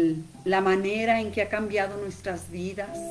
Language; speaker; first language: Spanish; native; Spanish